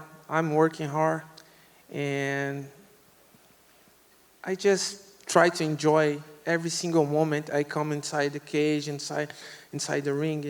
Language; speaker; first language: English; non-native, learner; Portuguese